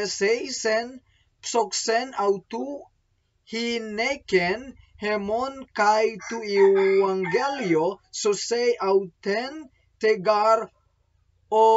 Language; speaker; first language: Greek; non-native, learner; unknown